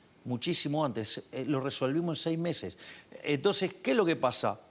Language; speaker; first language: Spanish; native; Spanish